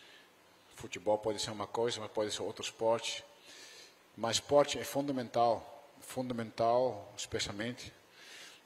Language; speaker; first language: Portuguese; non-native, fluent; Dutch